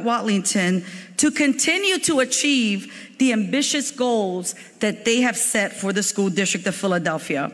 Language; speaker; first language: English; native; English